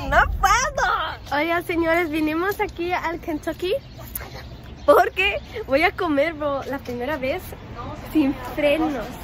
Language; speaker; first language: Spanish; early bilingual, other home language; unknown